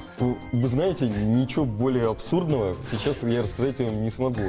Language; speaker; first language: Russian; native; Russian